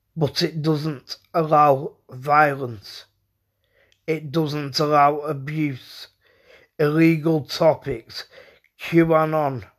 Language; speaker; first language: English; native; English